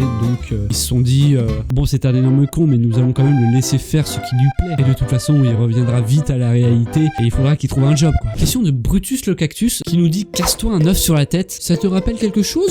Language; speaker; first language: French; native; French